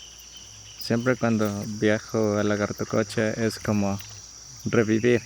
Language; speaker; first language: Spanish; non-native, local second language; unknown